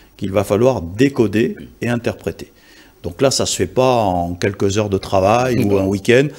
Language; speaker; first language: French; native; French